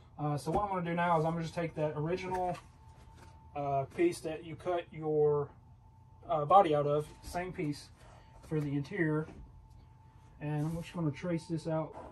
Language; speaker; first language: English; native; English